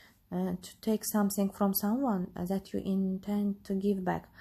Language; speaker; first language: English; non-native, fluent; Azerbaijani